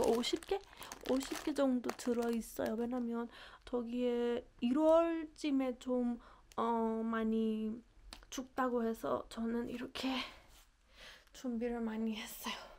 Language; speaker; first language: Korean; non-native, fluent; Persian